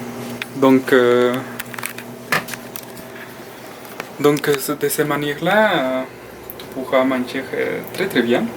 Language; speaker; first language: French; non-native, fluent; Spanish